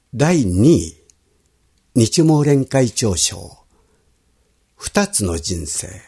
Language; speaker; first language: Japanese; native; Japanese